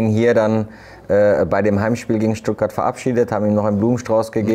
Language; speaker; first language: German; native; German